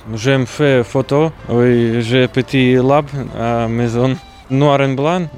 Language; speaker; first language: French; non-native, fluent; Latvian